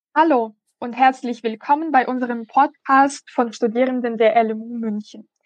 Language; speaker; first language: German; non-native, fluent; Russian